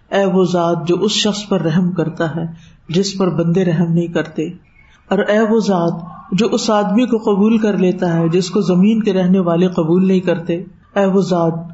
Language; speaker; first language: Urdu; native; Urdu